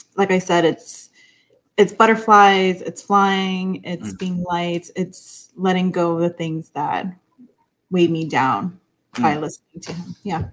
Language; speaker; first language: English; early bilingual, other home language; Spanish